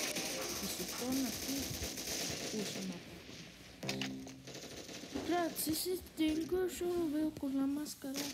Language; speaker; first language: Spanish; early bilingual, other home language; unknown